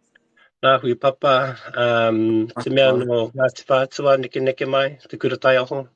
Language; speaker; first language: Māori; non-native, local second language; English